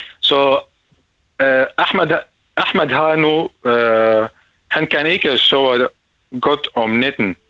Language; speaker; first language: Danish; non-native, learner; Arabic